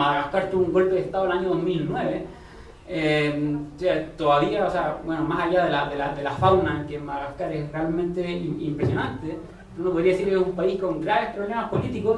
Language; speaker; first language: Spanish; native; Spanish